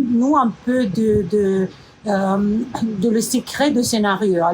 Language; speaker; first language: French; non-native, fluent; Romanian